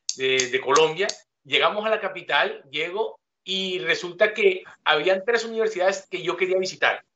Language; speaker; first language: Spanish; native; Spanish